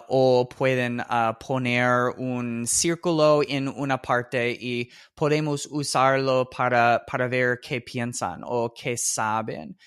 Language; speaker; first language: Spanish; non-native, fluent; English